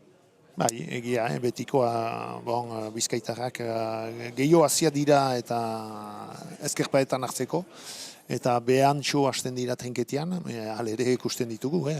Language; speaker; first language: Basque; native; Basque